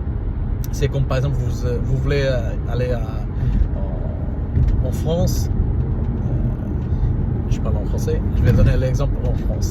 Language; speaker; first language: French; non-native, learner; Portuguese